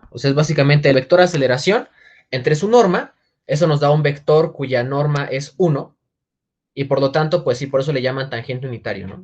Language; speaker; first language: Spanish; native; Spanish